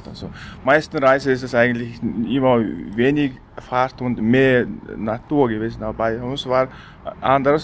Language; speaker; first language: German; non-native, fluent; Mongolian